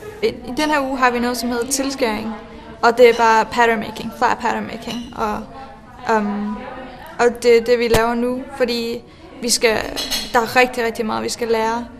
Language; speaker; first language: Danish; non-native, fluent; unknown